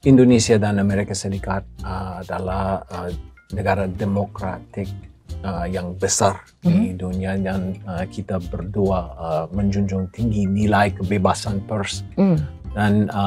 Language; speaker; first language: Indonesian; non-native, fluent; English